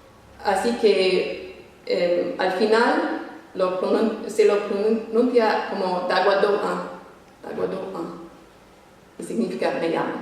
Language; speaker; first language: Spanish; non-native, fluent; English